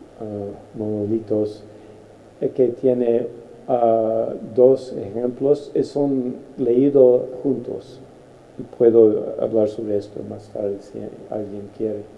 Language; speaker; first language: Spanish; non-native, fluent; English